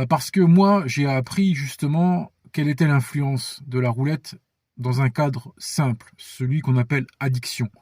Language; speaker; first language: French; native; French